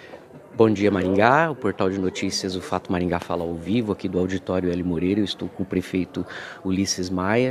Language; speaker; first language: Portuguese; native; Portuguese